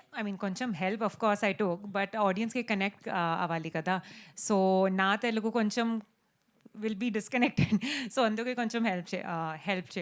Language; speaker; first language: Telugu; non-native, learner; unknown